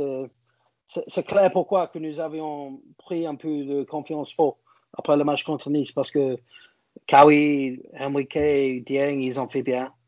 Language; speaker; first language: French; non-native, learner; English